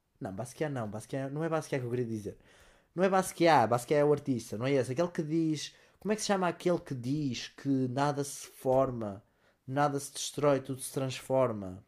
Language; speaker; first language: Portuguese; native; Portuguese